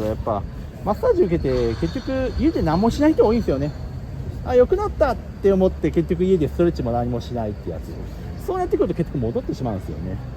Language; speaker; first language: Japanese; native; Japanese